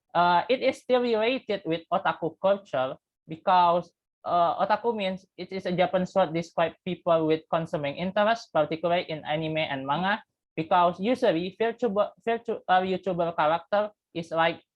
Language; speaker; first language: English; non-native, learner; Indonesian